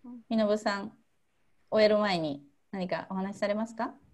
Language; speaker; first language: Japanese; native; Japanese